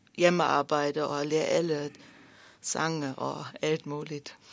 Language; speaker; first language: Danish; non-native, fluent; German